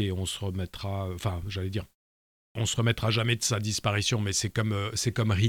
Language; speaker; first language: French; native; French